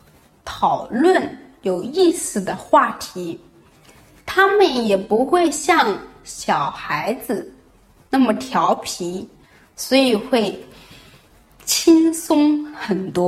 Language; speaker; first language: Chinese; native; Chinese